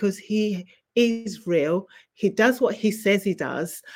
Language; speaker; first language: English; native; English